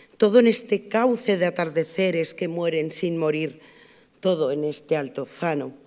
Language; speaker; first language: Spanish; native; Spanish